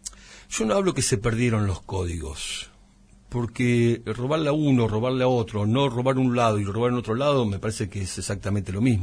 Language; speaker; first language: Spanish; native; Spanish